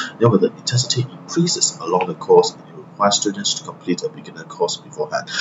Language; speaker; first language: English; non-native, local second language; Cantonese